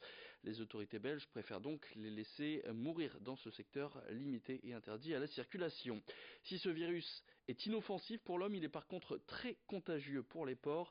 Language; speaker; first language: French; native; French